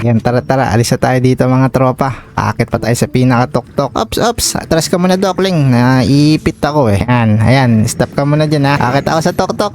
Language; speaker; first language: Filipino; native; Filipino